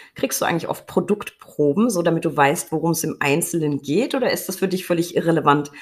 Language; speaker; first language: German; native; German